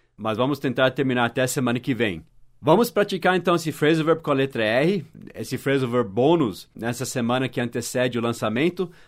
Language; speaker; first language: Portuguese; non-native, fluent; English